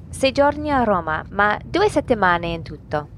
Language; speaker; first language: Italian; non-native, learner; English